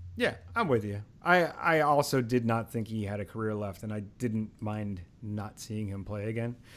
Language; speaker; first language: English; native; English